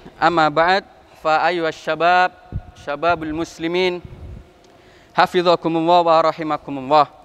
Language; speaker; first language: Arabic; non-native, fluent; Indonesian